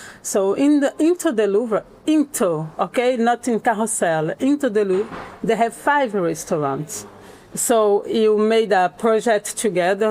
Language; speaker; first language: English; non-native, learner; Portuguese